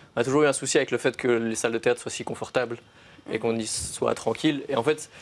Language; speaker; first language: French; native; French